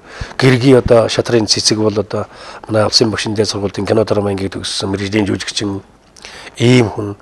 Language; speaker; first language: Mongolian; native; Mongolian